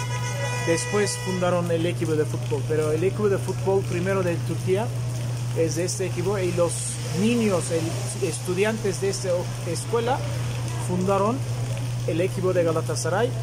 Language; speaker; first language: Spanish; non-native, fluent; Turkish